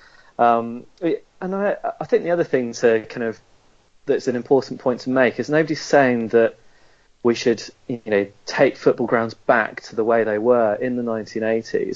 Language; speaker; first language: English; native; English